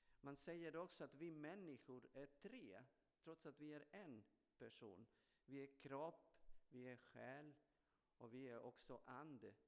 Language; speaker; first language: Swedish; non-native, fluent; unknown